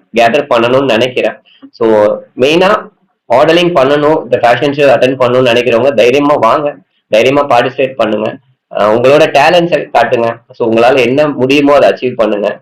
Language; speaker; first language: Tamil; native; Tamil